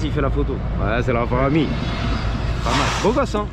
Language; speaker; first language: French; native; French